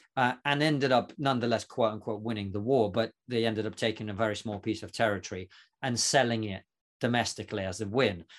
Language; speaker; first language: English; non-native, fluent; Russian